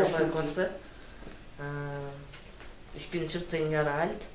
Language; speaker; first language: German; non-native, learner; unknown